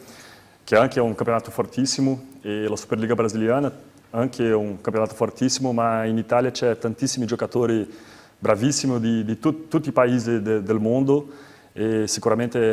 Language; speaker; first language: Italian; non-native, learner; Portuguese